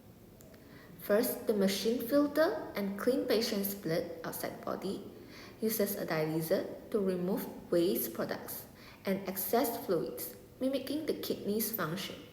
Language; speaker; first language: English; non-native, local second language; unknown